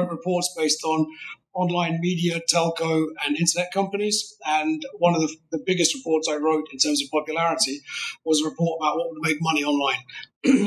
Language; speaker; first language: English; native; English